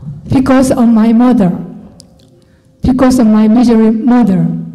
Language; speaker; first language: English; non-native, learner; Korean